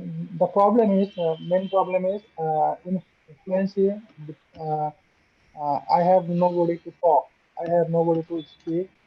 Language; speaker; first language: English; non-native, learner; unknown